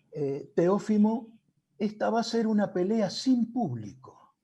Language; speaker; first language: Spanish; native; Spanish